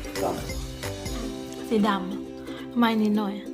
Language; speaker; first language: Dutch; non-native, learner; Thai